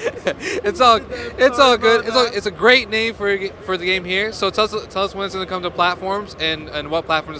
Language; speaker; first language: English; native; English